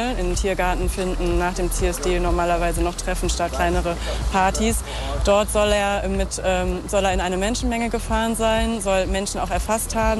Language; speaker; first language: German; native; German